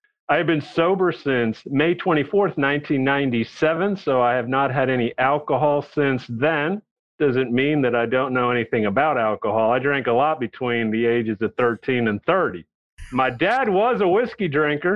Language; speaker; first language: English; native; English